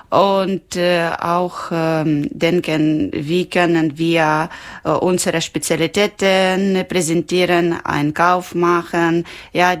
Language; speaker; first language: German; non-native, local second language; Ukrainian